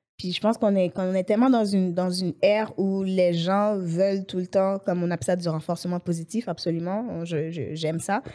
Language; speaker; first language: French; native; French